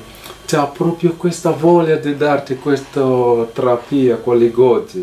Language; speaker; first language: Italian; non-native, fluent; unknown